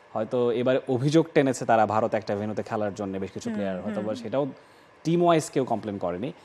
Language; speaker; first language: Bangla; native; Bangla